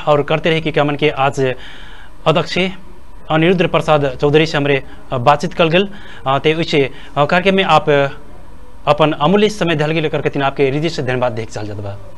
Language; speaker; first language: Bhojpuri; non-native, local second language; Rana Tharu